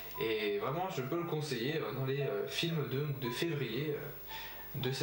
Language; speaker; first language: French; native; French